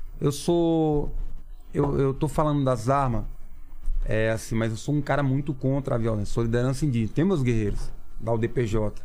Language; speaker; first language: Portuguese; non-native, local second language; Kayapó